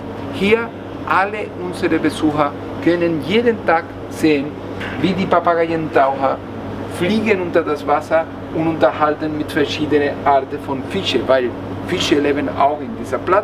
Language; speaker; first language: German; non-native, learner; Spanish